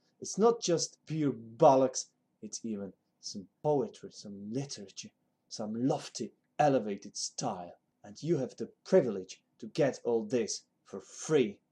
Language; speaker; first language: English; non-native, fluent; Czech